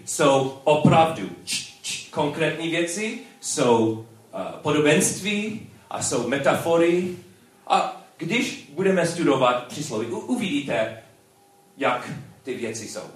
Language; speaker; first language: Czech; non-native, learner; English